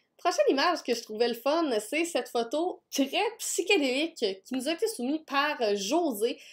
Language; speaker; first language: French; native; French